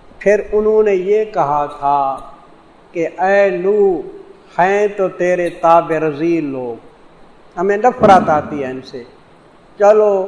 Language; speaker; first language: Urdu; non-native, local second language; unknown